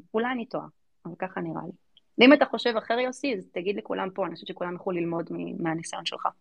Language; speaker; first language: Hebrew; early bilingual, other home language; English